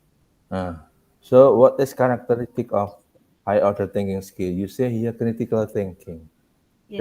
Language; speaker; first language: English; non-native, learner; Indonesian